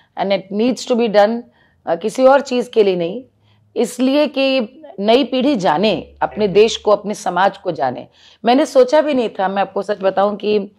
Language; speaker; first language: Hindi; native; Hindi